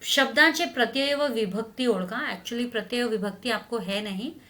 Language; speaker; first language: Hindi; non-native, local second language; Marathi